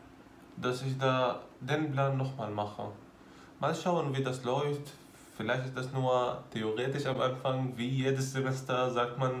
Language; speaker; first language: German; non-native, fluent; Arabic